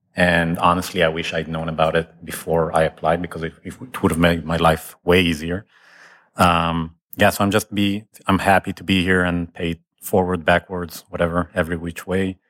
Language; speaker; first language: English; non-native, fluent; Hebrew